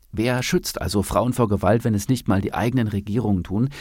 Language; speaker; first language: German; native; German